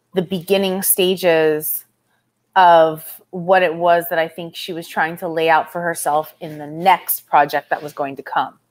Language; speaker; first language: English; native; English